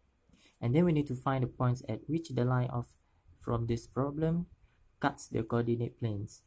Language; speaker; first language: English; non-native, local second language; Malay